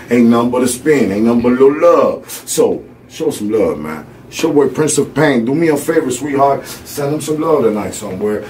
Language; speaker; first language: English; native; English